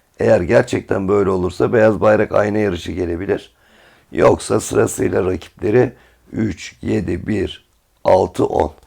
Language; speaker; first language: Turkish; native; Turkish